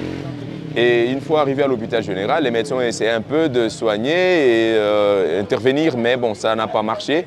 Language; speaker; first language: French; non-native, local second language; Swahili